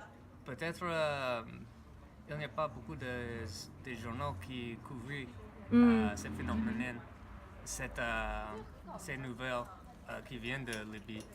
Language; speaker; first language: French; non-native, learner; English